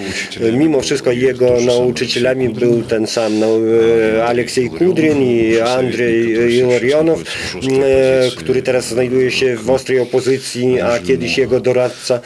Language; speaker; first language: Polish; non-native, fluent; Russian